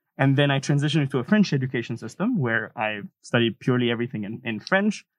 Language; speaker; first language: English; non-native, fluent; Arabic